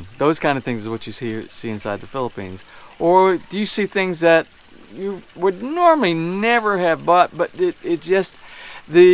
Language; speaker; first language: English; native; English